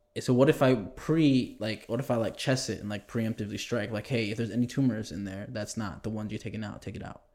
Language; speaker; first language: English; native; English